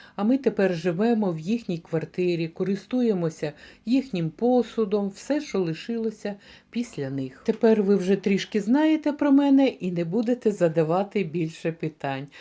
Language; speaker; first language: Ukrainian; native; Ukrainian